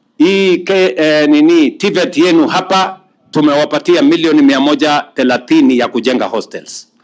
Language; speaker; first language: Swahili; native; Swahili